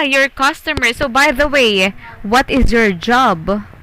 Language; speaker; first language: English; non-native, local second language; Filipino